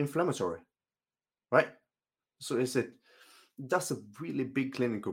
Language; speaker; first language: English; non-native, fluent; Norwegian